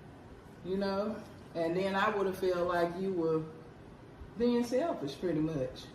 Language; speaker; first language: English; native; English